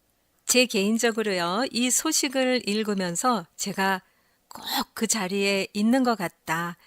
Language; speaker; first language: Korean; native; Korean